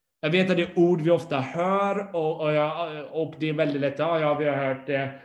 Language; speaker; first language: Swedish; non-native, fluent; English